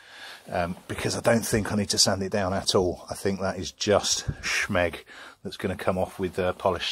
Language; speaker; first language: English; native; English